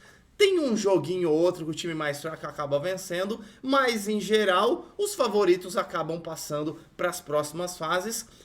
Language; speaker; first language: Portuguese; native; Portuguese